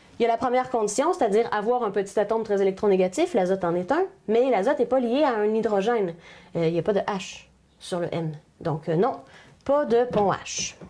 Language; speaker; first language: French; native; French